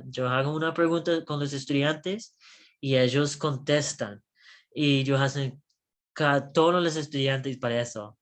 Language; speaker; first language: Spanish; non-native, learner; English